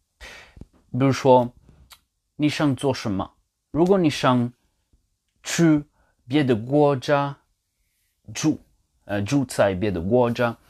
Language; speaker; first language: Chinese; non-native, learner; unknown